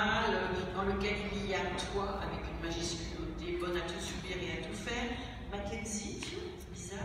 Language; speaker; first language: French; native; French